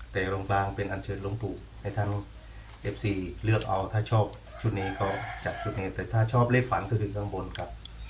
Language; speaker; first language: Thai; native; Thai